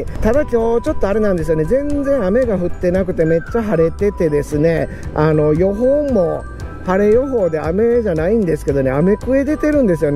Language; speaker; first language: Japanese; native; Japanese